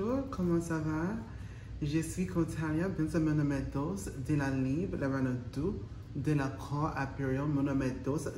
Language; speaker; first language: French; non-native, learner; English